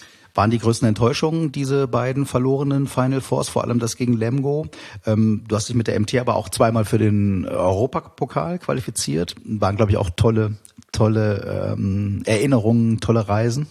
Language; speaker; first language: German; native; German